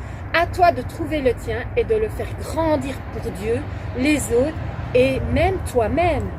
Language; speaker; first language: French; native; French